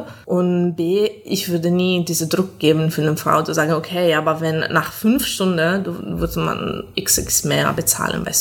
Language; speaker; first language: German; non-native, fluent; Italian